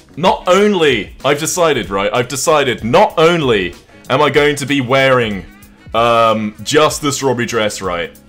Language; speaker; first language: English; native; English